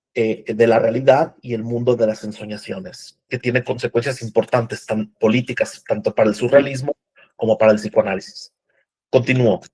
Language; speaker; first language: Spanish; native; Spanish